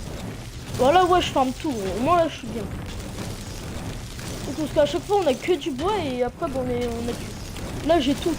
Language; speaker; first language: French; native; French